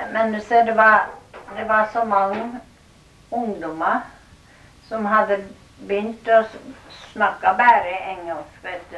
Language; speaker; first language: Norwegian; early bilingual, heritage; Norwegian